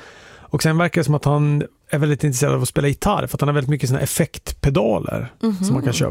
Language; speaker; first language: Swedish; native; Swedish